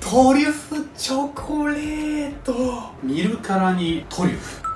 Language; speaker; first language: Japanese; native; Japanese